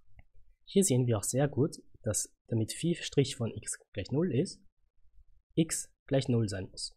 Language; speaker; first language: German; native; German